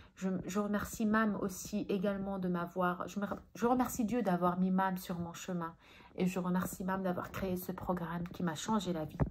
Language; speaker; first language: French; early bilingual, other home language; Arabic